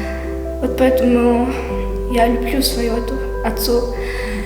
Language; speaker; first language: Russian; non-native, local second language; Kyrgyz